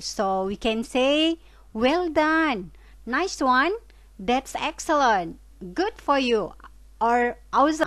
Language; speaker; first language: English; non-native, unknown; Indonesian